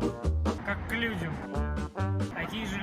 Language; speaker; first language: Russian; native; Russian